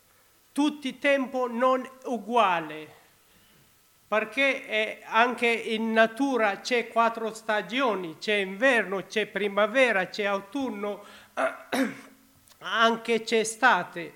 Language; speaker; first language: Italian; non-native, learner; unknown